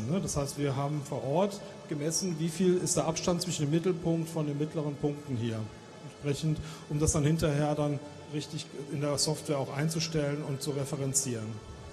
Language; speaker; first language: German; native; German